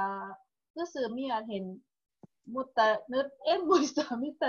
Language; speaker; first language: Finnish; non-native, learner; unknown